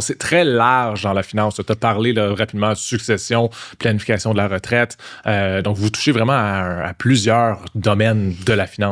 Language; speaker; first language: French; native; French